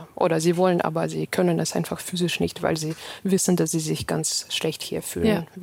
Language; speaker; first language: German; non-native, fluent; Ukrainian